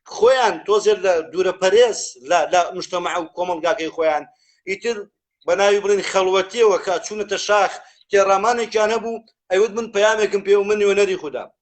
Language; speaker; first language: Central Kurdish; non-native, local second language; Gurani